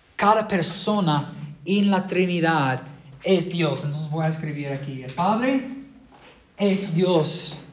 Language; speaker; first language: Spanish; non-native, fluent; English